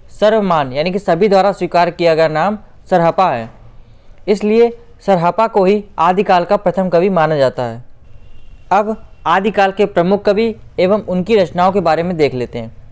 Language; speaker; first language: Hindi; native; Hindi